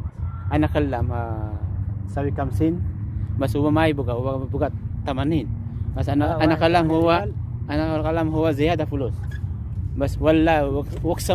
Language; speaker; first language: Arabic; non-native, learner; Filipino